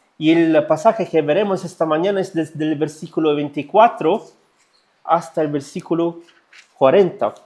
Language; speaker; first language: Spanish; non-native, fluent; Italian